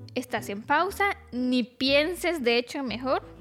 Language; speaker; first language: Spanish; non-native, fluent; Romanian